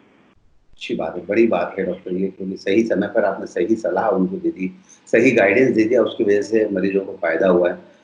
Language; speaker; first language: Hindi; native; Hindi